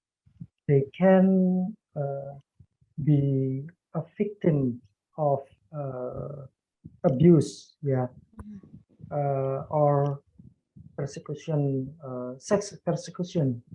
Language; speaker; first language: English; non-native, learner; Indonesian